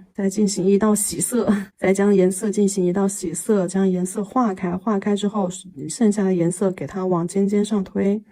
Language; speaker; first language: Chinese; native; Chinese